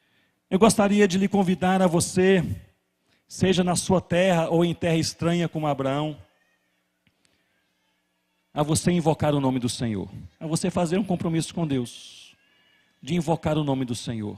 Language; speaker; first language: Portuguese; native; Portuguese